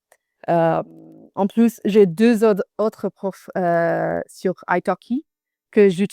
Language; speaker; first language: French; non-native, fluent; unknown